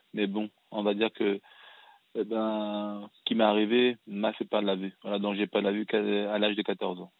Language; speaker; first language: French; early bilingual, other home language; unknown